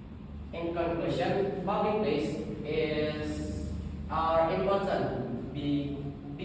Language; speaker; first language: English; non-native, learner; Indonesian